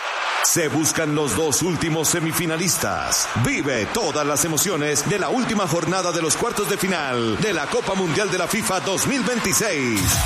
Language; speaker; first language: Spanish; native; Spanish